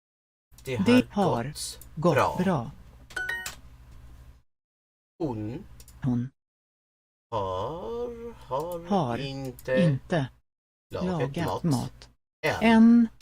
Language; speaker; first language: Swedish; non-native, learner; English